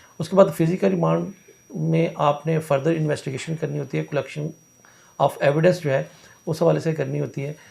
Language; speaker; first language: Urdu; non-native, local second language; Punjabi